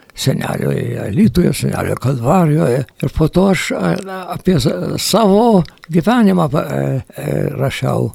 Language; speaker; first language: Lithuanian; non-native, local second language; Yiddish